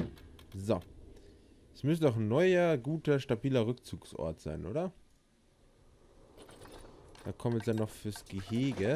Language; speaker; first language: German; native; German